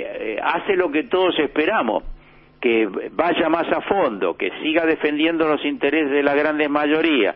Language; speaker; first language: Spanish; native; Spanish